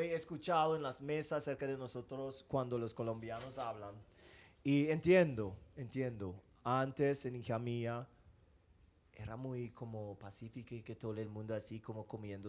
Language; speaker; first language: Spanish; non-native, fluent; English